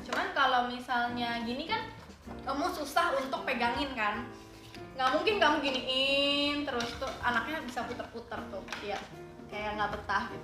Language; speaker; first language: Indonesian; native; Indonesian